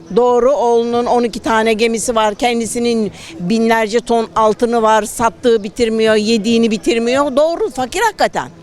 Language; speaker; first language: Turkish; native; Turkish